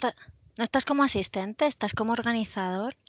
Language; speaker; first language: Spanish; native; Spanish